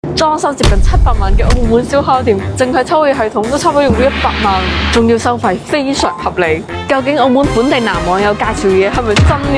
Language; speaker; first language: Cantonese; native; Cantonese